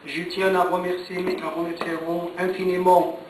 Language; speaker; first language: French; non-native, local second language; Arabic